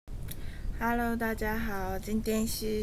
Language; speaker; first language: Chinese; early bilingual, heritage; Chinese